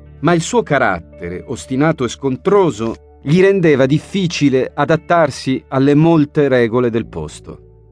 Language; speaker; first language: Italian; native; Italian